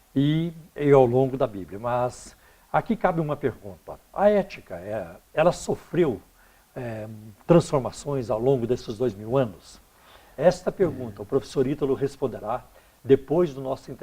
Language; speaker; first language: Portuguese; native; Portuguese